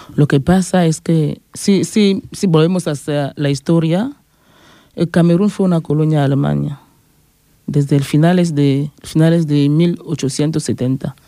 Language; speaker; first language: Spanish; non-native, fluent; French